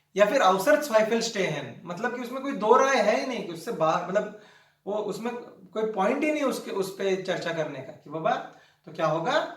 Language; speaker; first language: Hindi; non-native, local second language; Marathi